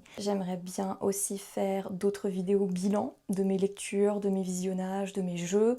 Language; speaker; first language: French; native; French